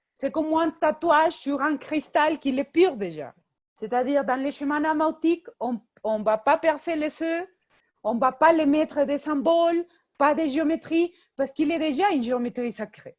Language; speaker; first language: French; non-native, fluent; Spanish